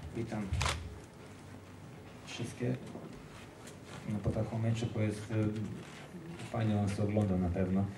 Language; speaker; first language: Polish; non-native, learner; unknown